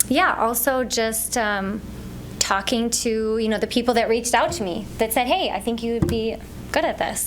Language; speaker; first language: English; native; English